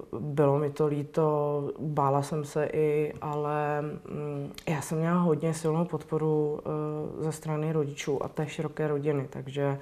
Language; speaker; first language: Czech; native; Czech